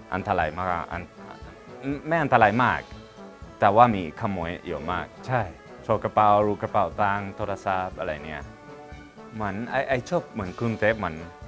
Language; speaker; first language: Thai; non-native, learner; Spanish